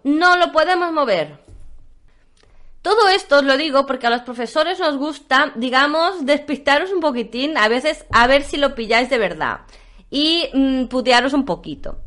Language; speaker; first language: Spanish; native; Spanish